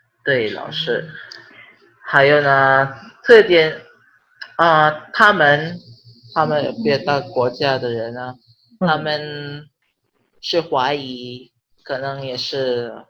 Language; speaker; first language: Chinese; non-native, learner; Filipino